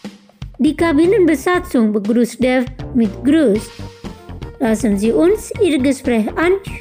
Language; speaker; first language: German; non-native, fluent; Indonesian